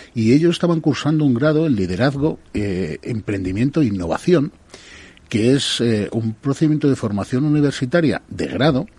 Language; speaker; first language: Spanish; native; Spanish